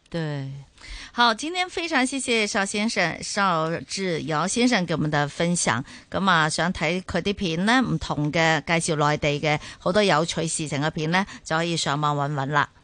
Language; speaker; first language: Chinese; non-native, local second language; Cantonese